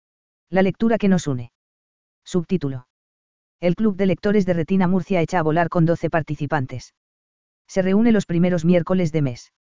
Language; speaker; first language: Spanish; native; Spanish